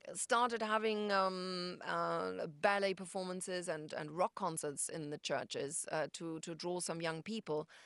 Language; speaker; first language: English; non-native, fluent; German